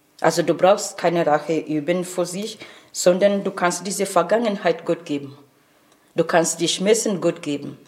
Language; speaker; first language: German; non-native, fluent; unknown